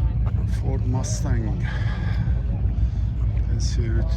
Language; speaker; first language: Swedish; early bilingual, heritage; Swedish